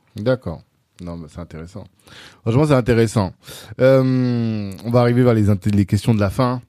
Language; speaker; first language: French; native; French